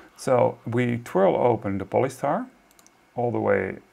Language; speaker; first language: English; non-native, fluent; Dutch